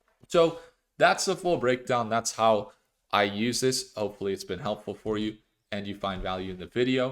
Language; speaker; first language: English; native; English